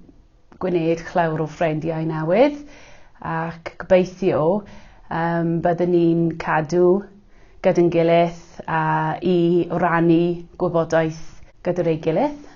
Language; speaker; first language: Welsh; non-native, local second language; English